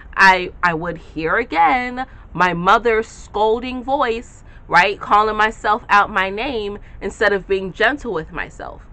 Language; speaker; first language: English; native; English